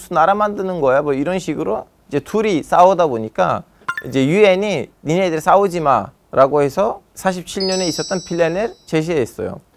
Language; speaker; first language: Korean; non-native, fluent; Turkish